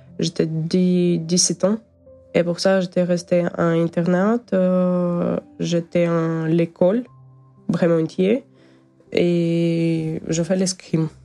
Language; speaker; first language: French; non-native, learner; Ukrainian